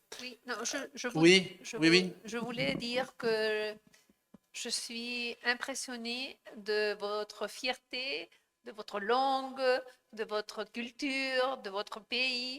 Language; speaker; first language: French; non-native, fluent; Spanish